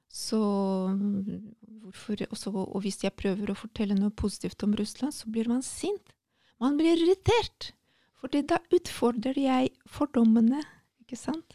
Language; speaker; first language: Norwegian; non-native, fluent; Russian